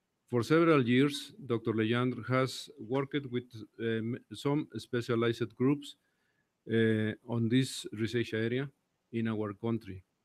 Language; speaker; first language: English; non-native, fluent; Spanish